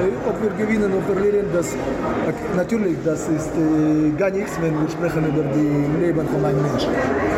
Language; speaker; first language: German; non-native, fluent; Polish